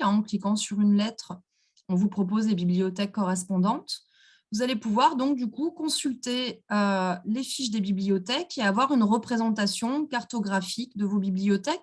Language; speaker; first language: French; native; French